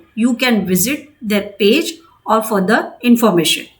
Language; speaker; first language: English; non-native, local second language; Marathi